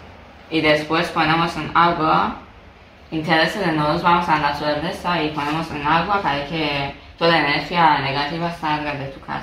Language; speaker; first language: Spanish; non-native, learner; Persian